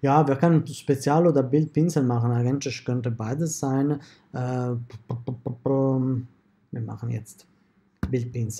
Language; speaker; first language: German; non-native, fluent; Italian